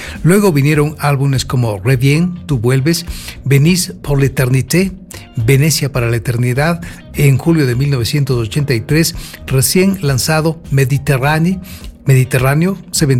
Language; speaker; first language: Spanish; native; Spanish